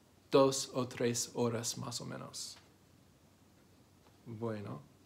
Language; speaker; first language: Spanish; non-native, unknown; English